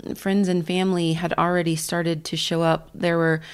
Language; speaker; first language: English; native; English